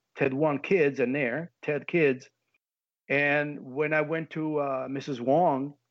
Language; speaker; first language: English; early bilingual, heritage; Spanish